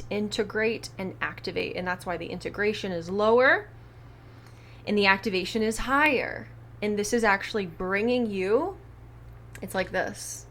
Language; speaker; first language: English; native; English